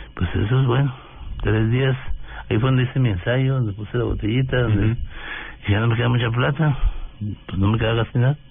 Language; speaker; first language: Spanish; native; Spanish